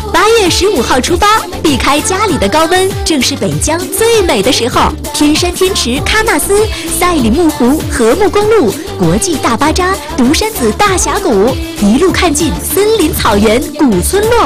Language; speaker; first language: Chinese; native; Chinese